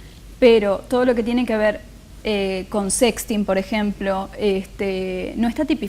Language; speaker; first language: Spanish; native; Spanish